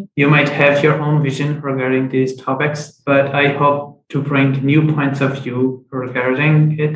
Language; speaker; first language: English; non-native, fluent; Punjabi